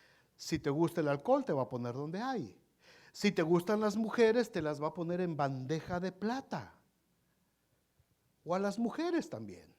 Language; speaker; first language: Spanish; native; Spanish